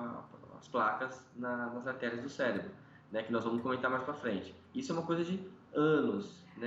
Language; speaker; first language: Portuguese; native; Portuguese